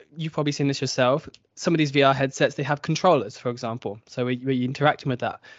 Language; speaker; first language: English; native; English